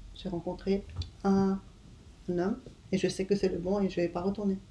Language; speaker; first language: French; non-native, fluent; English